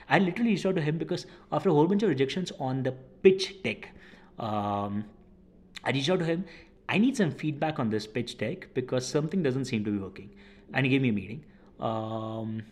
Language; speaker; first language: English; non-native, local second language; Hindi